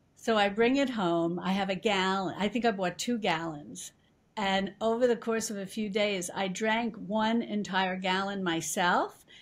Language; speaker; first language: English; native; English